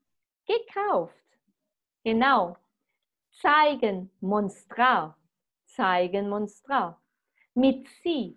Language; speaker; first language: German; non-native, fluent; Spanish